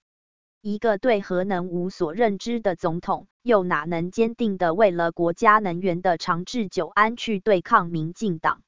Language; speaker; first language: Chinese; native; Chinese